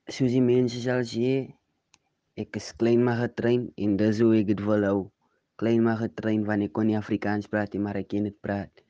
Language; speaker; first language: Afrikaans; non-native, local second language; English